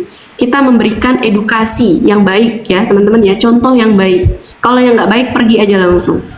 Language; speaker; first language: Indonesian; native; Indonesian